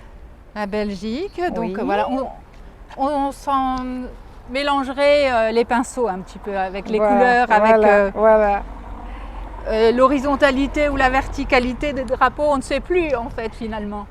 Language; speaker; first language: French; native; French